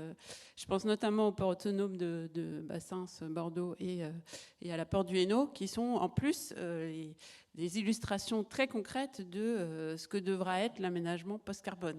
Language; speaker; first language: French; native; French